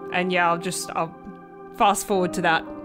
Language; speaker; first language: English; native; English